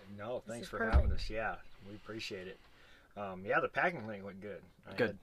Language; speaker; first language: English; native; English